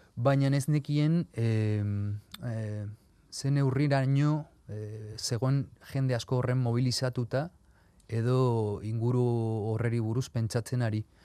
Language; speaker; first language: Basque; non-native, local second language; Spanish